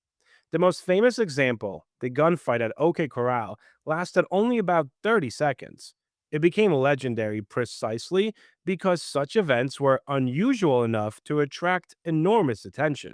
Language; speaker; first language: English; native; English